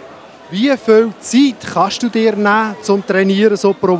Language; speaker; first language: German; native; German